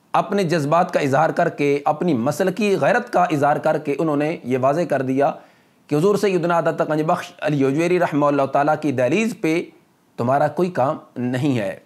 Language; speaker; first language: Urdu; non-native, local second language; Punjabi